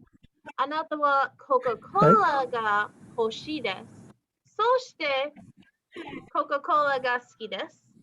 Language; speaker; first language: Japanese; non-native, fluent; English